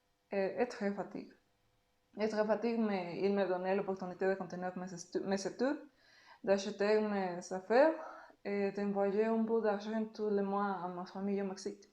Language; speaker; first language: French; non-native, learner; Spanish